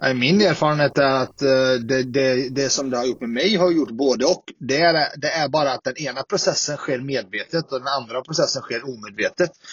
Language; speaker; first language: Swedish; early bilingual, other home language; Arabic